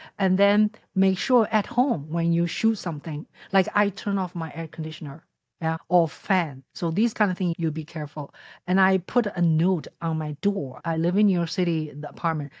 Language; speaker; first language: English; non-native, fluent; Chinese